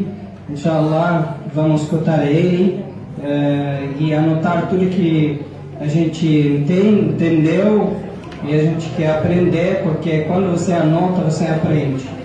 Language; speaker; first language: Portuguese; non-native, fluent; Arabic